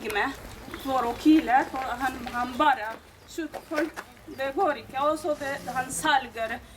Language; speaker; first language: Norwegian; non-native, learner; Oromo